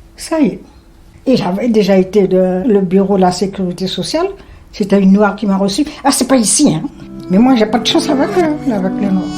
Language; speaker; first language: French; non-native, local second language; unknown